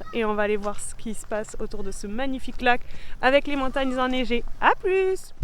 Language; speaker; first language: French; native; French